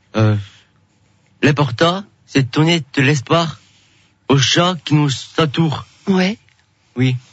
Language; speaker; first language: French; non-native, fluent; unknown